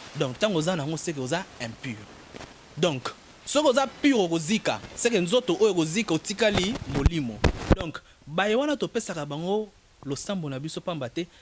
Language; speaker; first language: Lingala; non-native, local second language; Kongo